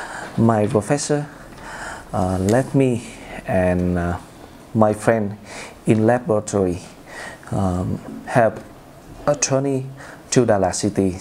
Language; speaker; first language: English; non-native, learner; Vietnamese